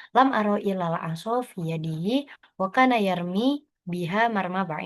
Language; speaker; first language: Arabic; non-native, learner; Indonesian